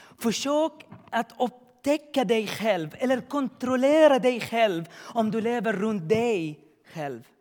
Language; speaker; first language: Swedish; non-native, learner; Arabic